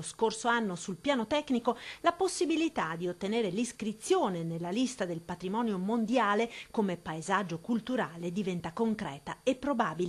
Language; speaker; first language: Italian; native; Italian